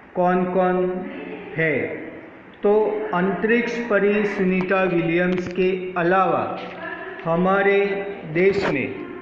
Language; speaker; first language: Hindi; non-native, local second language; Gujarati